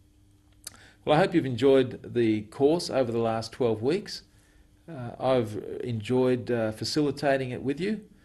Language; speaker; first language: English; native; English